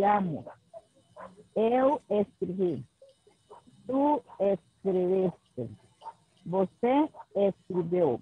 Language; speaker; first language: Portuguese; non-native, learner; Spanish